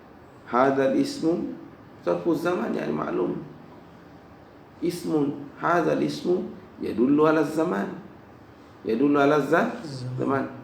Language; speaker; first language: Arabic; non-native, fluent; Indonesian